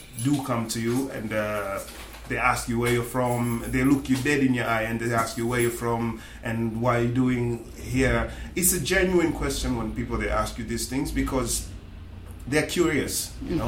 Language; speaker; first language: English; non-native, local second language; Swahili